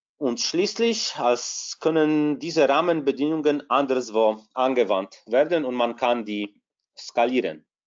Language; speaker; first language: German; non-native, fluent; Polish